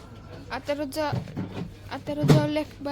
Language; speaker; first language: Hebrew; non-native, learner; Gujarati